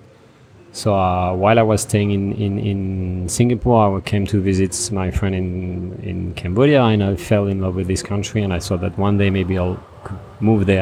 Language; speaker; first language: English; non-native, fluent; French